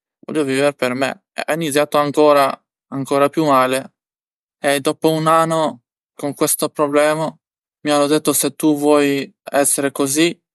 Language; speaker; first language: Italian; non-native, learner; Albanian